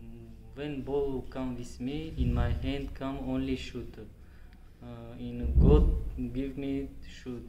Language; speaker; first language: English; non-native, learner; Tajik